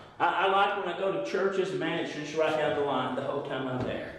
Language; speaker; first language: English; native; English